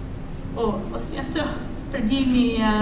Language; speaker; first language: Spanish; non-native, learner; English